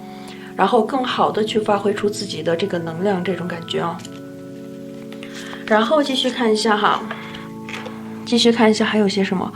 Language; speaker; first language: Chinese; native; Chinese